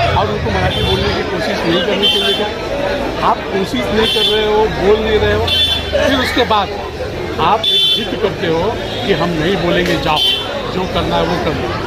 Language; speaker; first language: Hindi; non-native, local second language; Marathi